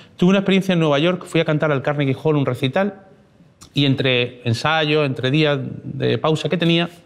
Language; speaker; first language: Spanish; native; Spanish